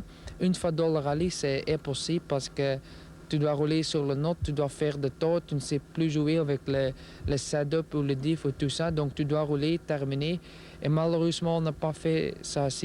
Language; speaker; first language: French; non-native, local second language; Dutch